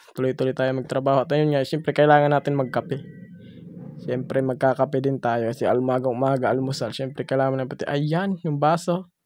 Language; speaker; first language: Filipino; non-native, local second language; Masbatenyo